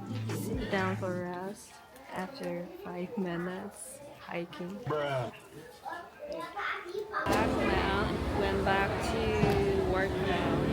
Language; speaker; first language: English; non-native, learner; Chinese